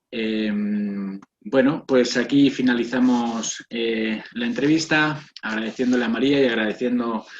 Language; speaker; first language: Spanish; native; Spanish